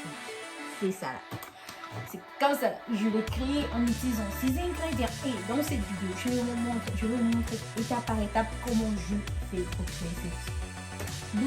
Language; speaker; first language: French; non-native, fluent; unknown